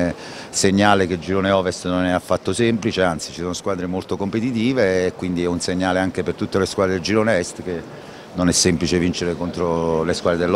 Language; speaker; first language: Italian; native; Italian